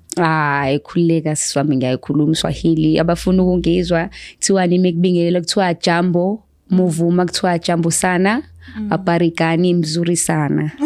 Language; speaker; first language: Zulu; non-native, fluent; Swahili